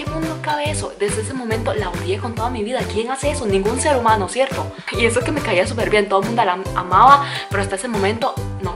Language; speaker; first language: Spanish; early bilingual, other home language; Cantonese